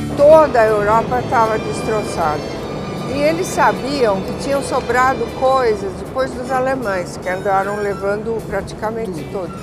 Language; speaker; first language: Portuguese; non-native, fluent; Italian